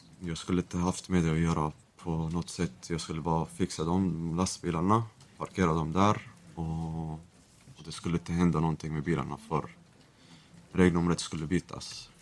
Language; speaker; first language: Swedish; non-native, fluent; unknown